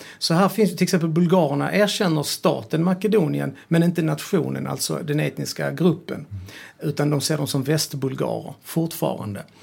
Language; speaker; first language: Swedish; early bilingual, other home language; Serbian